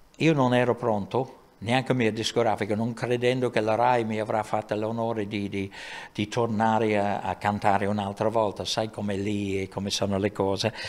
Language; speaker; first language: Italian; non-native, fluent; English